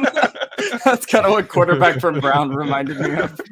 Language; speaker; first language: English; native; English